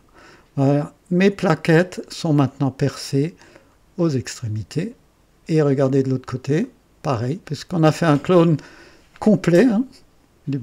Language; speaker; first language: French; native; French